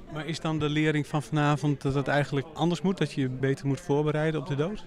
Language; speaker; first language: Dutch; native; Dutch